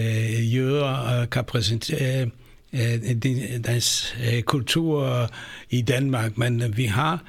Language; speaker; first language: Danish; non-native, fluent; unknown